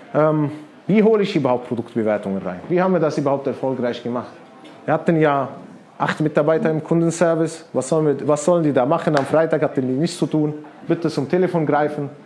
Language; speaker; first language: German; non-native, fluent; Arabic